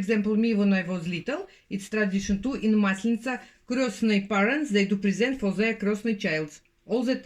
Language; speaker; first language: English; non-native, learner; Russian